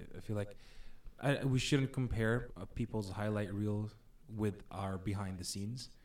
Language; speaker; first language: English; non-native, local second language; Filipino